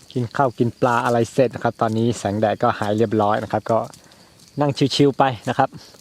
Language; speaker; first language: Thai; native; Thai